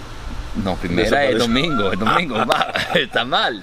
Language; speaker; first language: Spanish; early bilingual, heritage; Spanish